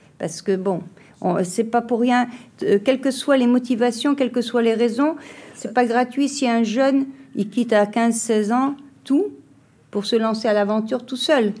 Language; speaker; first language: French; native; French